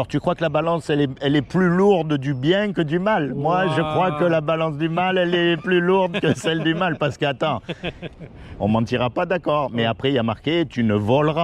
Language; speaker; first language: French; native; French